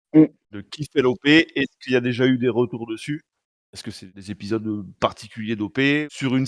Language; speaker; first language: French; native; French